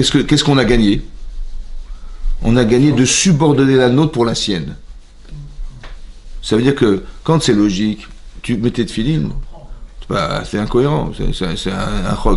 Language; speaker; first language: French; native; French